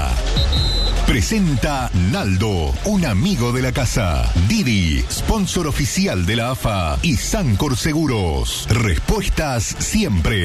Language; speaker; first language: Spanish; native; Spanish